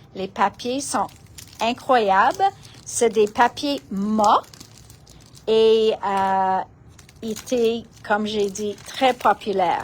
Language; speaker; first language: French; non-native, local second language; English